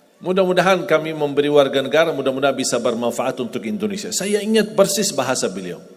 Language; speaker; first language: Indonesian; non-native, fluent; Arabic